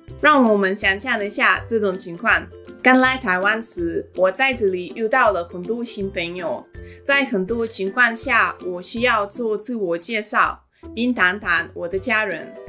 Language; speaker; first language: Chinese; non-native, fluent; Russian